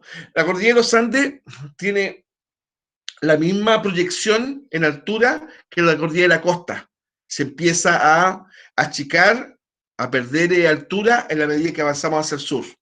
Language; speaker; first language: Spanish; native; Spanish